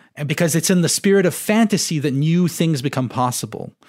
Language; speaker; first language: English; non-native, fluent; French